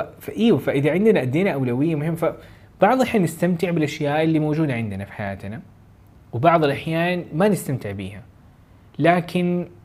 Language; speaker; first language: Arabic; native; Arabic